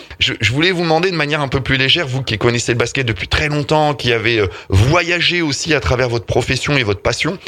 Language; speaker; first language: French; native; French